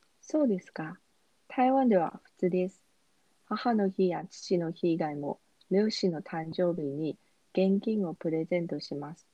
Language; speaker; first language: Japanese; non-native, fluent; Chinese